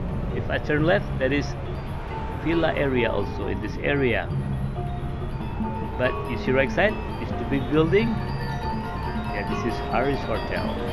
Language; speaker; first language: English; non-native, fluent; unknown